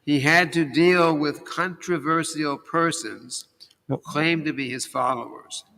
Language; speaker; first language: English; native; English